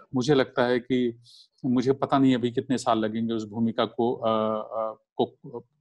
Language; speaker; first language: Hindi; native; Hindi